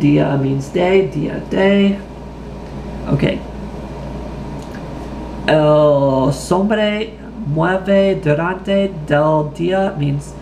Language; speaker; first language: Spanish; non-native, learner; English